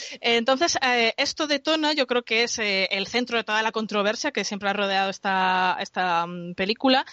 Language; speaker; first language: Spanish; native; Spanish